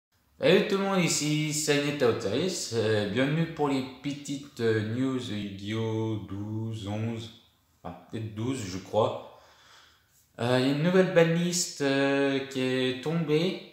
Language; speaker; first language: French; native; French